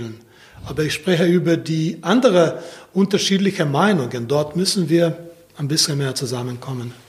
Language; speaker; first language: German; non-native, fluent; Slovenian